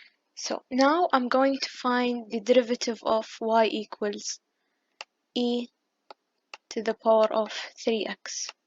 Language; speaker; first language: English; non-native, fluent; Arabic